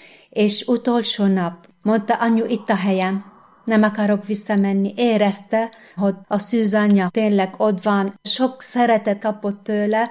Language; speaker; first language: Hungarian; non-native, fluent; Arabic